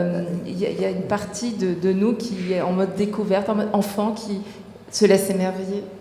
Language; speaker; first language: French; native; French